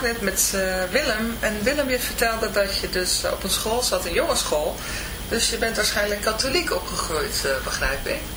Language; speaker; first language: Dutch; native; Dutch